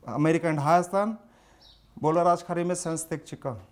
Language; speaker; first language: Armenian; non-native, learner; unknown